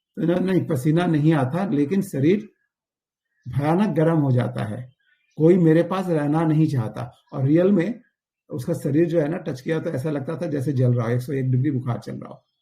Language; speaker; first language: Hindi; native; Hindi